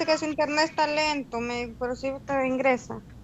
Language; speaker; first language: Spanish; native; Spanish